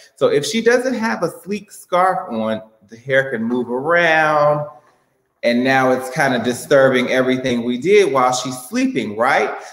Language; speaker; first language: English; native; English